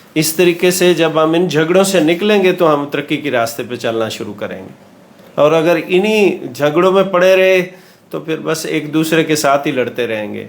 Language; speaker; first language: Urdu; non-native, local second language; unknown